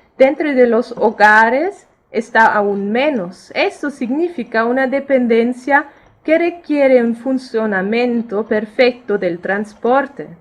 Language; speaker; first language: Spanish; non-native, fluent; German